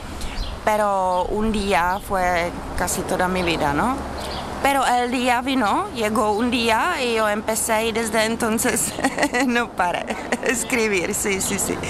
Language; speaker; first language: Spanish; non-native, learner; Czech